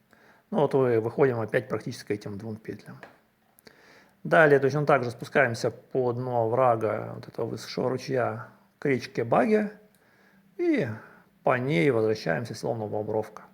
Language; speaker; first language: Russian; native; Russian